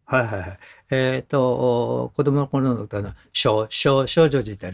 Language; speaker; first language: Japanese; native; Japanese